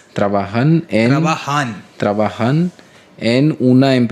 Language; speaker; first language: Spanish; non-native, learner; Hindi